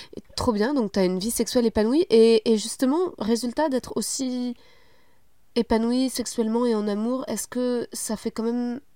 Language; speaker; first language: French; native; French